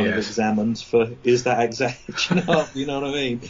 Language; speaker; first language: English; native; English